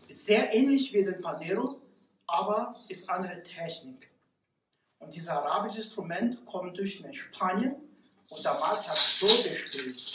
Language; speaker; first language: German; non-native, learner; Portuguese